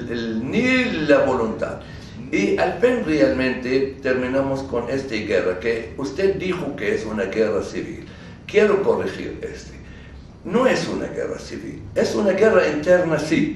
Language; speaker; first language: Spanish; non-native, fluent; Arabic